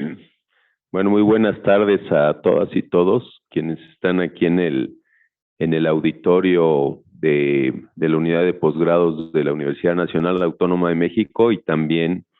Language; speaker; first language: Spanish; native; Spanish